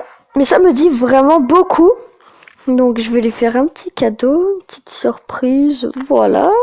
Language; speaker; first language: French; native; French